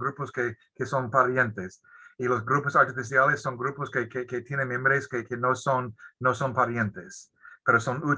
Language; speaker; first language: Spanish; non-native, fluent; English